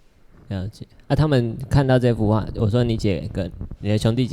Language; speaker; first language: Chinese; native; Chinese